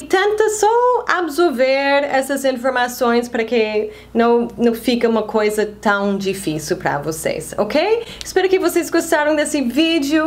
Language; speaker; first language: Portuguese; non-native, fluent; English